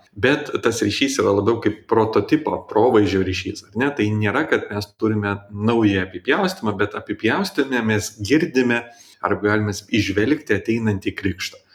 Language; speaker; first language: Lithuanian; native; Lithuanian